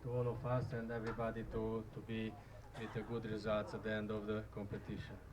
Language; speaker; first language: English; non-native, learner; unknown